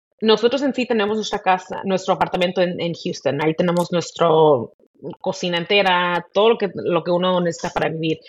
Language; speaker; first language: Spanish; early bilingual, heritage; Spanish